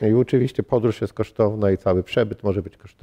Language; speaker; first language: Polish; early bilingual, heritage; English